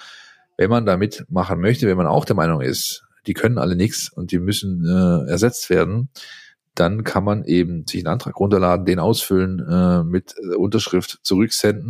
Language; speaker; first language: German; native; German